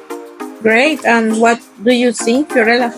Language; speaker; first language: English; non-native, learner; Spanish